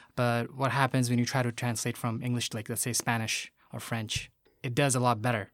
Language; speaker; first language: English; non-native, local second language; Bangla